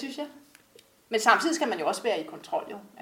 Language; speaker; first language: Danish; native; Danish